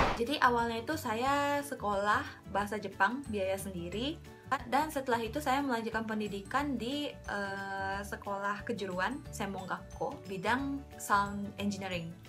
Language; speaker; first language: Indonesian; native; Indonesian